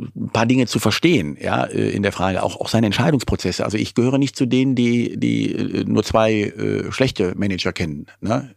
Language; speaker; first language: German; native; German